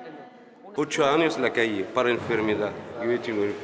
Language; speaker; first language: Spanish; non-native, learner; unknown